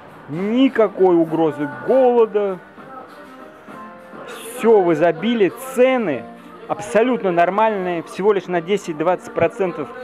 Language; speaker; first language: Russian; native; Russian